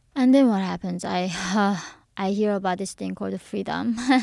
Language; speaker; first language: English; early bilingual, other home language; Korean